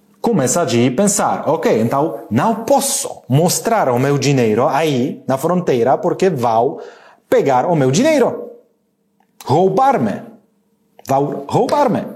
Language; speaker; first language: Portuguese; non-native, learner; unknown